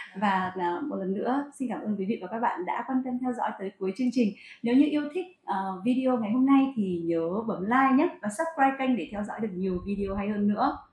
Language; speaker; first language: Vietnamese; native; Vietnamese